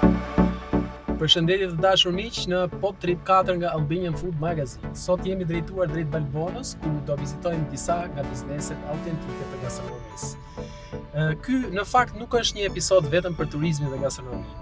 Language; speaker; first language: Albanian; native; Albanian